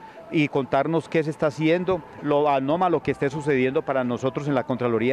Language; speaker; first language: Spanish; native; Spanish